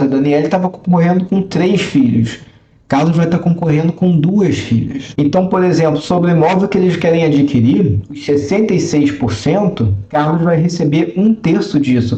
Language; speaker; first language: Portuguese; native; Portuguese